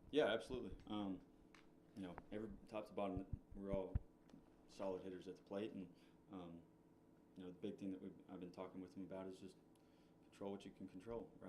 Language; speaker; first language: English; native; English